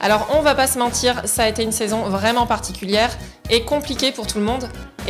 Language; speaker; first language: French; native; French